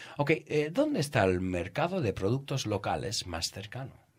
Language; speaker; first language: Spanish; non-native, fluent; English